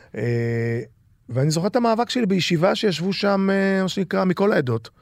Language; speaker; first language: Hebrew; early bilingual, other home language; Arabic